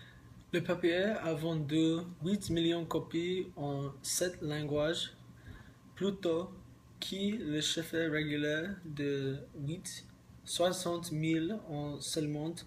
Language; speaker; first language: French; non-native, learner; English